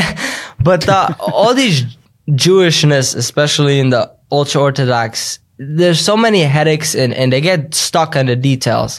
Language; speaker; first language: English; early bilingual, other home language; Yiddish